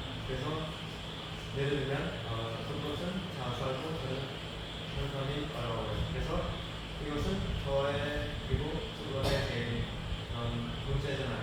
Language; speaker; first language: Korean; non-native, learner; Khmer